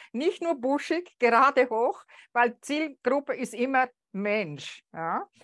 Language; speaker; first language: German; native; German